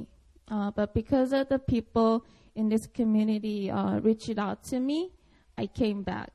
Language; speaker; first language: English; non-native, fluent; Korean